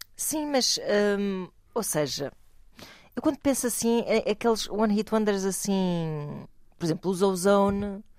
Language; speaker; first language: Portuguese; native; Portuguese